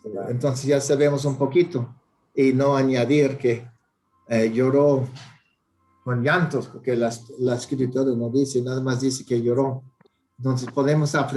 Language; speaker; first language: Spanish; non-native, fluent; English